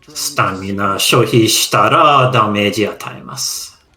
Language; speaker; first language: Japanese; non-native, fluent; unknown